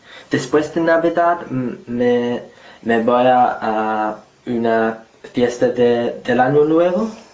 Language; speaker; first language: Spanish; non-native, fluent; English